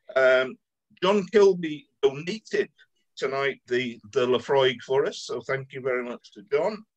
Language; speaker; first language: English; native; English